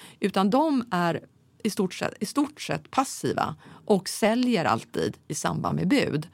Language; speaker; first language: Swedish; native; Swedish